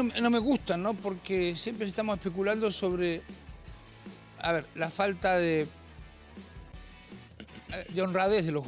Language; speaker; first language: Spanish; native; Spanish